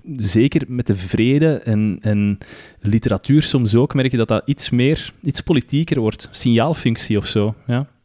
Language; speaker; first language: Dutch; native; Dutch